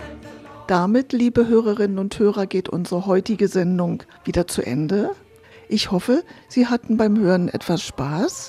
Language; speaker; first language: German; native; German